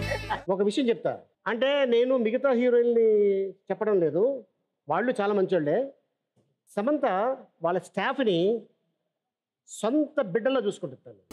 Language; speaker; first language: Telugu; native; Telugu